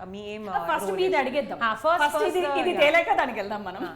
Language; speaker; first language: Telugu; native; Telugu